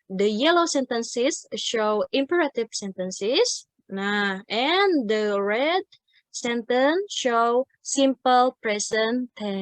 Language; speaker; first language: English; non-native, fluent; Indonesian